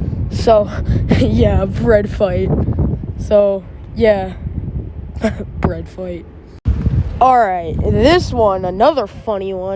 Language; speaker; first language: English; native; English